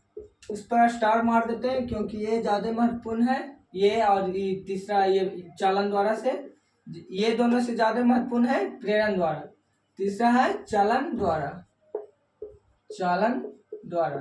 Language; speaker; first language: Hindi; native; Hindi